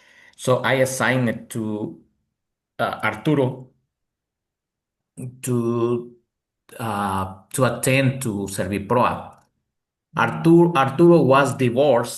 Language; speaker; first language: English; non-native, learner; Spanish